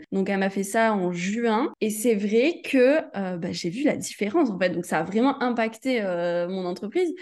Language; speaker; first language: French; native; French